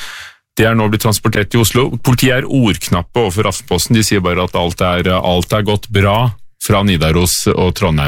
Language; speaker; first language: Norwegian; native; Norwegian